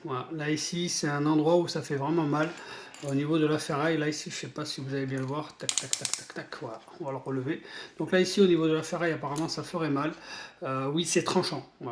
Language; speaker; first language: French; native; French